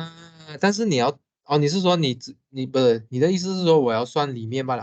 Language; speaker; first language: Chinese; native; Chinese